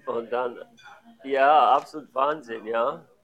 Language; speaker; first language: German; non-native, learner; English